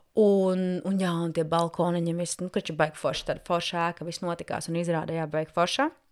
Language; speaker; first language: Latvian; native; Latvian